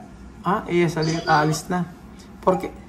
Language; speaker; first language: Spanish; non-native, learner; Filipino